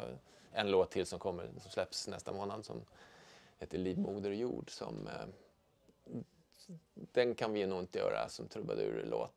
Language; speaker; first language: Swedish; native; Swedish